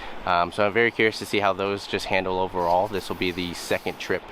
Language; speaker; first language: English; native; English